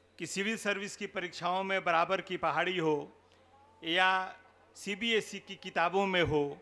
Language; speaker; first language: Hindi; native; Hindi